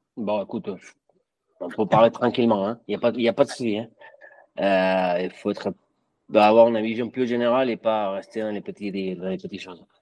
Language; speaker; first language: French; non-native, fluent; Spanish